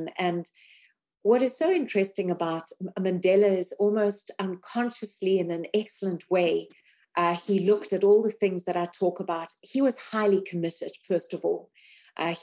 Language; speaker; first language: English; native; English